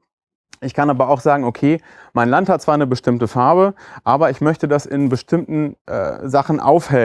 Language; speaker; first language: German; native; German